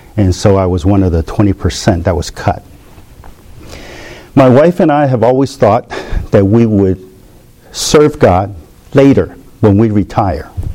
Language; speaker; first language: English; early bilingual, other home language; Chinese